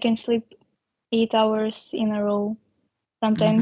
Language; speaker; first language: English; non-native, learner; Russian